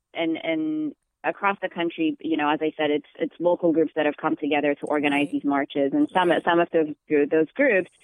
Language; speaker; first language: English; non-native, fluent; Amharic